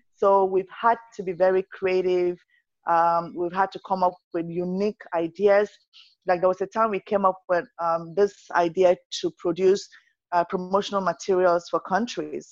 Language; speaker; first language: English; non-native, local second language; Yoruba